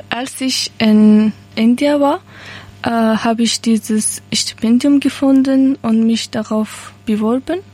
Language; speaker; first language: German; non-native, learner; Persian